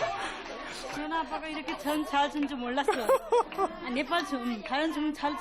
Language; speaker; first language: Korean; non-native, learner; Nepali